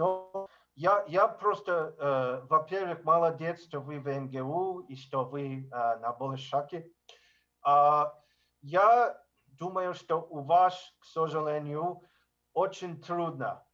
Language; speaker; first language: Russian; non-native, learner; English